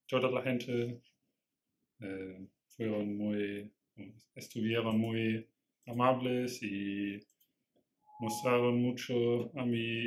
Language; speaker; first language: Spanish; non-native, learner; German